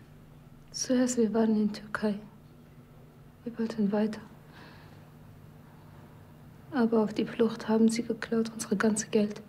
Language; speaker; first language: German; non-native, learner; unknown